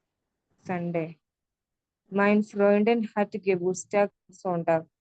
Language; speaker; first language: German; non-native, learner; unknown